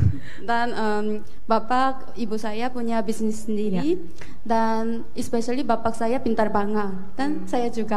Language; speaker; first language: Indonesian; non-native, fluent; Korean